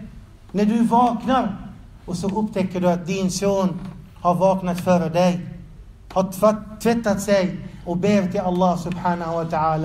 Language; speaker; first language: Swedish; non-native, fluent; Arabic